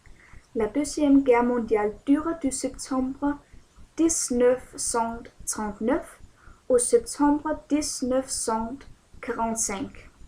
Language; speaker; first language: French; non-native, learner; Danish